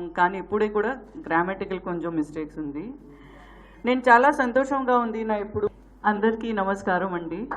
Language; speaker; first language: Telugu; non-native, learner; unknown